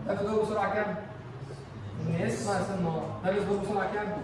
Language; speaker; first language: Arabic; native; Arabic